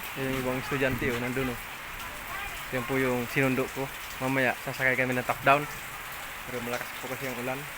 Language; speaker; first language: Filipino; non-native, local second language; Bikol